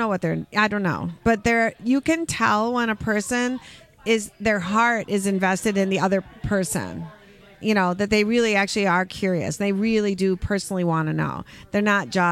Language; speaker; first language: English; native; English